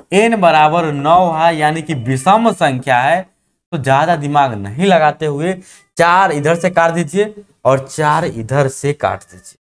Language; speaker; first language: Hindi; native; Hindi